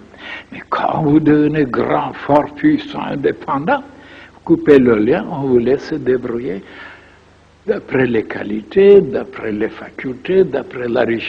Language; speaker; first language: French; non-native, fluent; Bulgarian